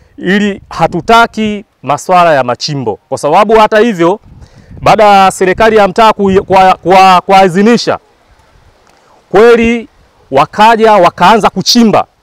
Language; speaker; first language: Swahili; native; Swahili